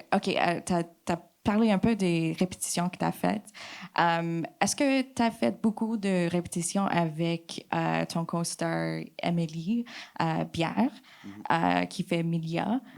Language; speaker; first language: French; non-native, fluent; English